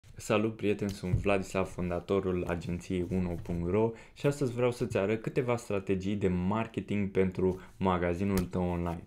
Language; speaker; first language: Romanian; native; Romanian